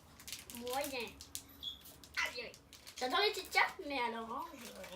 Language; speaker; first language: French; native; French